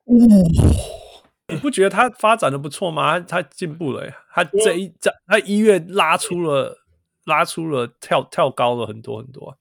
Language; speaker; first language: Chinese; early bilingual, heritage; Chinese